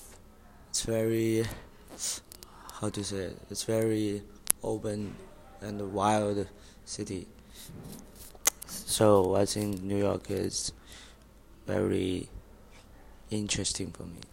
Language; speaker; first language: English; non-native, learner; Chinese